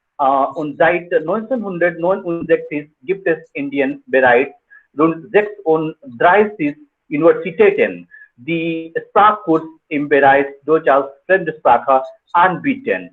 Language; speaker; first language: German; non-native, fluent; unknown